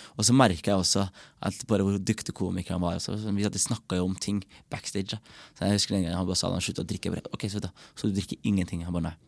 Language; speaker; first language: Norwegian; early bilingual, other home language; Somali